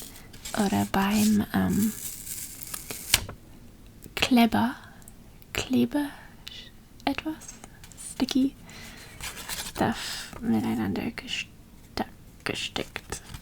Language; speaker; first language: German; non-native, learner; English